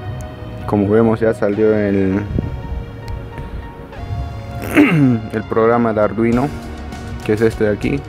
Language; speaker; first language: Spanish; native; Spanish